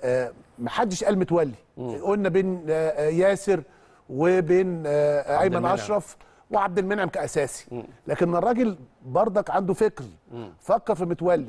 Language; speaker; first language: Arabic; native; Arabic